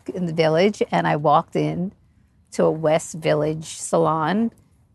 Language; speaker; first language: English; native; English